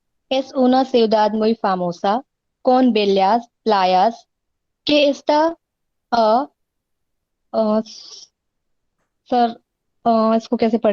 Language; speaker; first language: Spanish; non-native, learner; Hindi